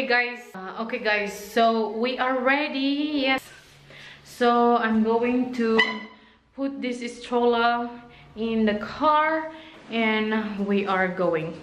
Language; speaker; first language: English; non-native, local second language; Filipino